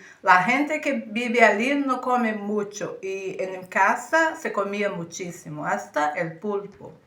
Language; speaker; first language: Spanish; early bilingual, heritage; Spanish